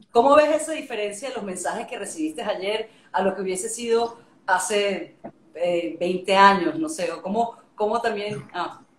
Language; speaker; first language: Spanish; native; Spanish